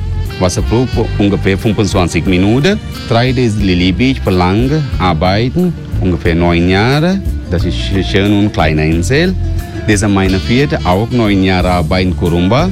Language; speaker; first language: German; non-native, learner; Sinhala